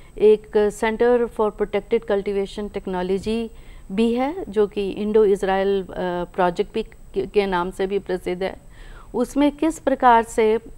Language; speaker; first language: Hindi; native; Hindi